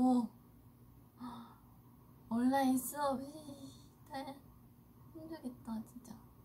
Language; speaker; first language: Korean; non-native, fluent; Japanese